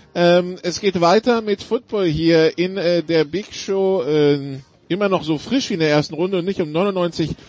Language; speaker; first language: German; non-native, fluent; French